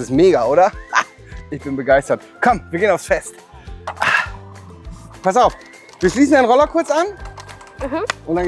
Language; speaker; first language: German; native; German